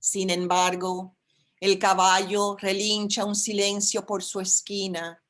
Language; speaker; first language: Spanish; early bilingual, heritage; Spanish